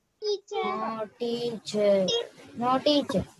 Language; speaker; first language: English; non-native, learner; Sinhala